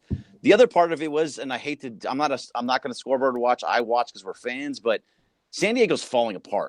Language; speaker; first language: English; native; English